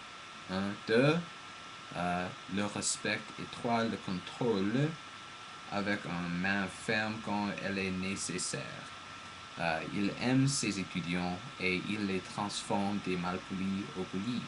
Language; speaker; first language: French; non-native, learner; English